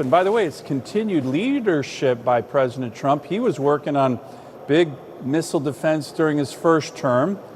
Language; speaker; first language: English; native; English